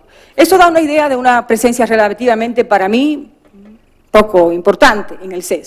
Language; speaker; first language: Spanish; native; Spanish